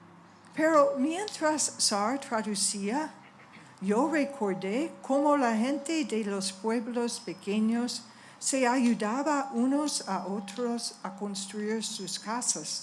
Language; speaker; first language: Spanish; non-native, fluent; English